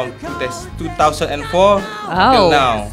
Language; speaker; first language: English; non-native, learner; Indonesian